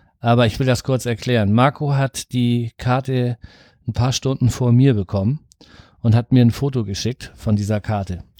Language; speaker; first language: German; native; German